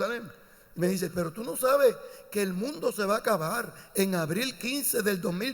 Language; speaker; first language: Spanish; native; Spanish